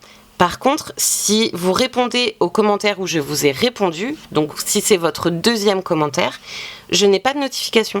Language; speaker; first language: French; native; French